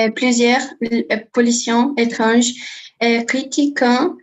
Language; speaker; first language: French; non-native, learner; Portuguese